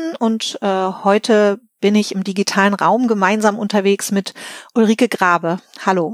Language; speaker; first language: German; native; German